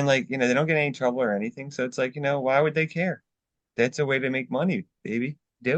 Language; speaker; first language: English; native; English